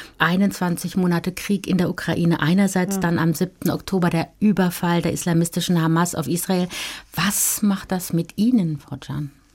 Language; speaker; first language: German; native; German